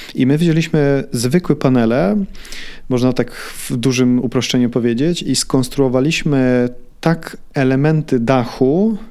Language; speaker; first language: Polish; early bilingual, heritage; Polish